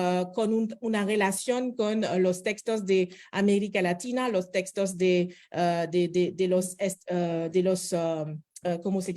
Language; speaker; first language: Spanish; non-native, fluent; French